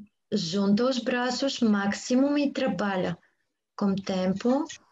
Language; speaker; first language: Portuguese; non-native, learner; Bulgarian